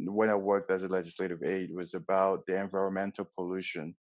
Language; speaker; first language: English; non-native, local second language; Yoruba